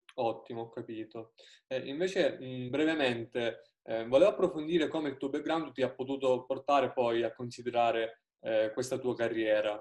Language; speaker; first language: Italian; native; Italian